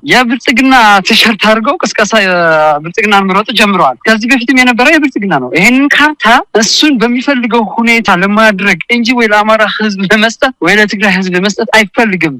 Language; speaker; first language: Amharic; non-native, local second language; Tigrinya